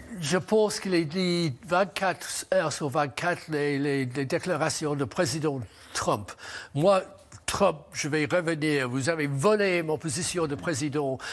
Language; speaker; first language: French; non-native, fluent; English